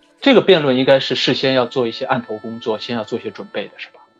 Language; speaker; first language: Chinese; native; Chinese